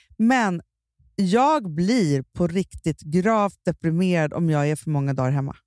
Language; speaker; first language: Swedish; native; Swedish